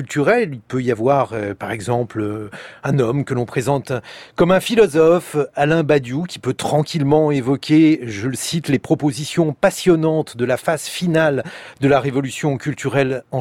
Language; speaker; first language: French; native; French